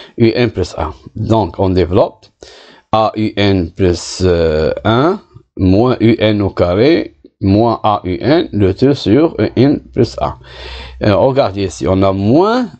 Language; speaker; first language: French; non-native, local second language; Arabic